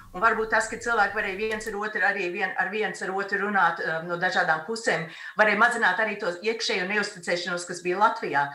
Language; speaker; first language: Latvian; native; Latvian